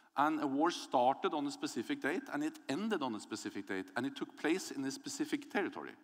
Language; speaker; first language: English; non-native, fluent; Norwegian